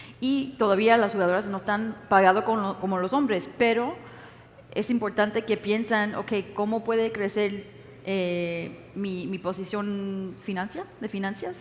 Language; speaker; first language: Spanish; early bilingual, heritage; English